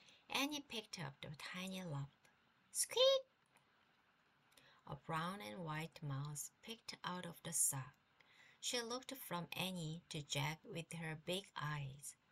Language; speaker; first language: English; non-native, fluent; Korean